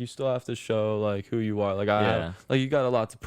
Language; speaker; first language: English; native; English